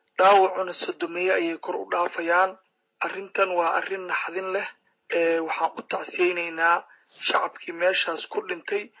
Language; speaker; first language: Somali; native; Somali